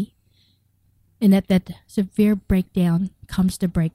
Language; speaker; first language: English; native; English